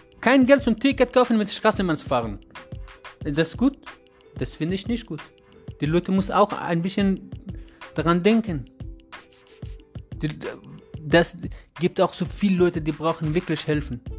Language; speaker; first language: German; non-native, learner; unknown